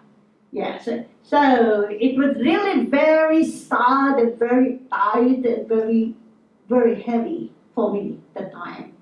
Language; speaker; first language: English; non-native, local second language; Filipino